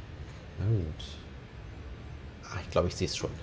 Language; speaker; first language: German; native; German